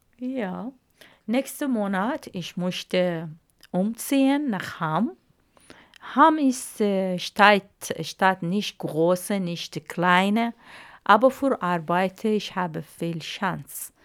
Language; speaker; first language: German; non-native, learner; Arabic